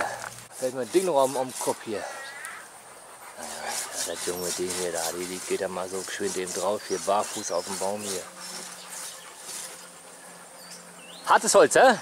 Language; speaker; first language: German; native; German